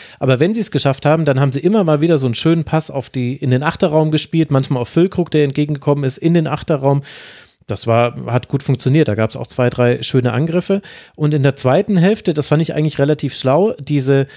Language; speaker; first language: German; native; German